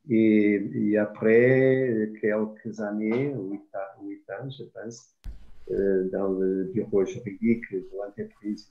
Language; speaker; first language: French; non-native, fluent; Portuguese